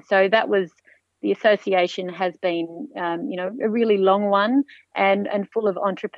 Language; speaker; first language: English; native; English